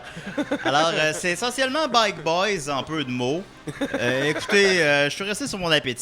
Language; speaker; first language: French; native; French